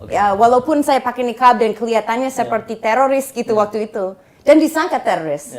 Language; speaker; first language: Indonesian; non-native, fluent; English